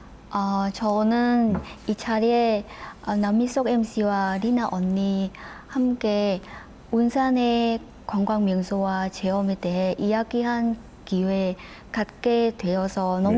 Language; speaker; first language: Korean; non-native, fluent; Vietnamese